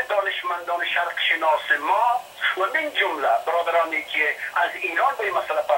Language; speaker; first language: Persian; non-native, local second language; Shughni